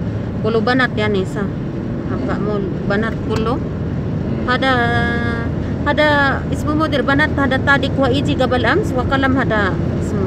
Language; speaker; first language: Arabic; non-native, learner; Filipino